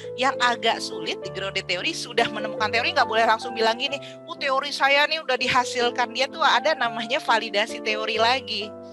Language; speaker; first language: Indonesian; native; Indonesian